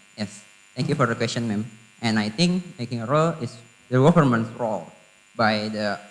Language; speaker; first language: English; non-native, learner; Indonesian